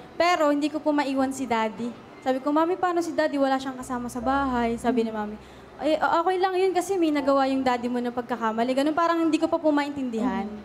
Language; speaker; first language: Filipino; native; Filipino